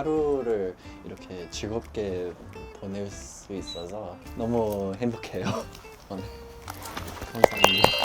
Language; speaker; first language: Korean; early bilingual, heritage; English